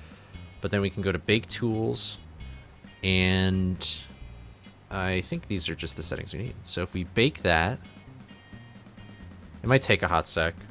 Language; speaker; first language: English; native; English